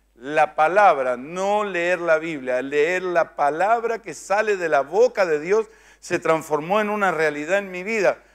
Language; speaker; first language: Spanish; native; Spanish